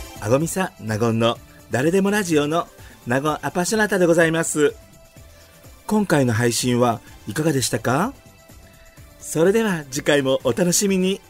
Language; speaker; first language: Japanese; native; Japanese